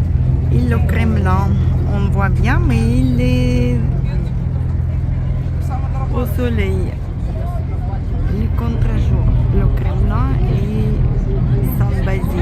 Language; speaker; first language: French; non-native, fluent; Russian